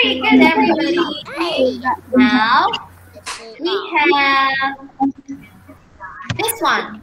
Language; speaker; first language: English; non-native, fluent; Chinese